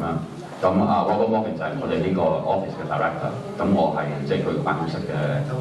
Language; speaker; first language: Cantonese; native; Cantonese